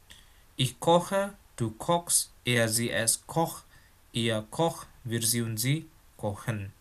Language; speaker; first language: German; non-native, fluent; Indonesian